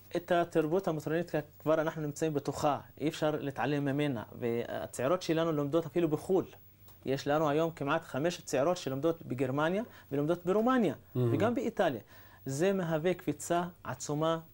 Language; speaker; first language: Hebrew; non-native, local second language; Arabic